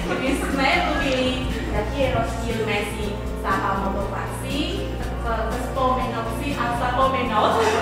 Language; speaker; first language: Czech; non-native, learner; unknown